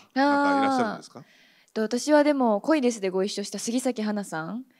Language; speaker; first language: Japanese; native; Japanese